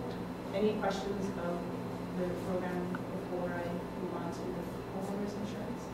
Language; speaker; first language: English; native; English